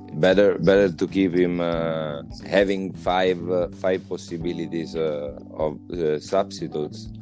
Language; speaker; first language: English; non-native, fluent; Italian